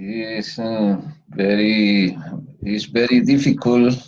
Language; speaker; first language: English; non-native, learner; Spanish